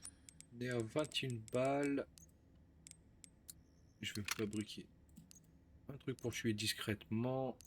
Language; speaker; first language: French; native; French